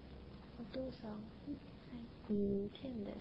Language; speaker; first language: Japanese; non-native, learner; Chinese